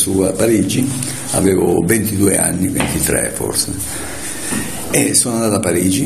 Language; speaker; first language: Italian; native; Italian